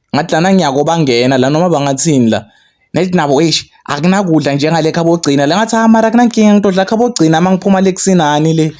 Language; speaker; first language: Zulu; non-native, local second language; Swati